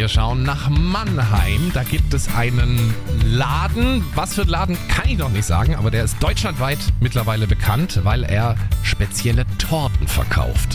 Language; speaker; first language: German; native; German